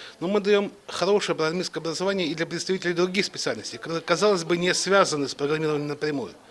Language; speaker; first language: Russian; native; Russian